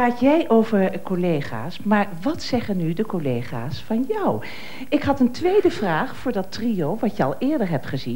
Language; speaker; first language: Dutch; native; Dutch